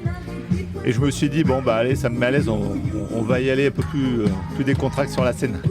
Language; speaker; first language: French; native; French